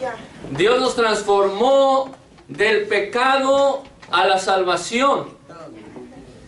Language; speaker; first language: Spanish; native; Spanish